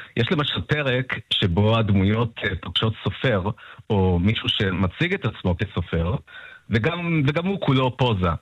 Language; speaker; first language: Hebrew; early bilingual, other home language; Russian